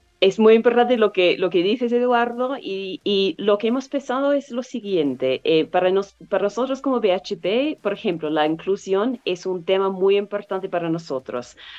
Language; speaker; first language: Spanish; non-native, fluent; English